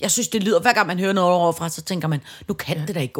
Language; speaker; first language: Danish; native; Danish